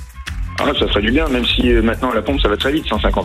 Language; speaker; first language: French; native; French